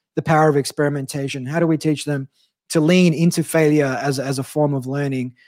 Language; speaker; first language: English; native; English